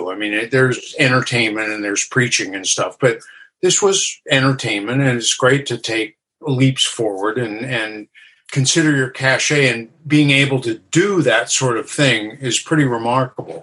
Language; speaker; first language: English; native; English